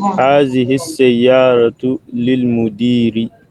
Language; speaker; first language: Arabic; non-native, learner; French